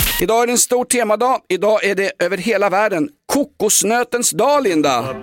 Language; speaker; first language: Swedish; native; Swedish